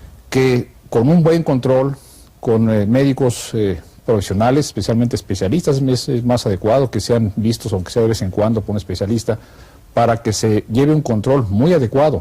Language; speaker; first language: Spanish; native; Spanish